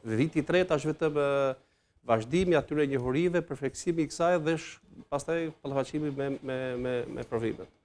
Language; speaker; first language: Albanian; native; Albanian